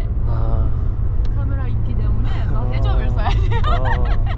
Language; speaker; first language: Korean; non-native, learner; Persian